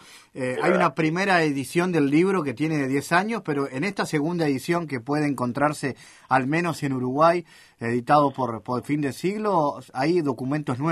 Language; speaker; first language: Spanish; native; Spanish